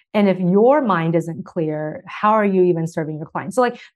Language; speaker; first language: English; early bilingual, other home language; Chinese